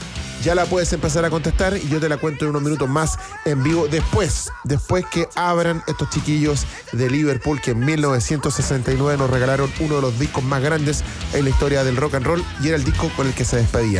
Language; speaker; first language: Spanish; native; Spanish